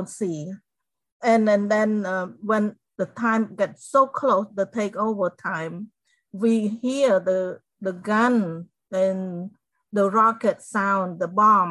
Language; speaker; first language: English; non-native, fluent; Khmer